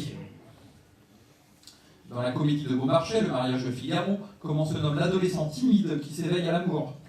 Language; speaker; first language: French; native; French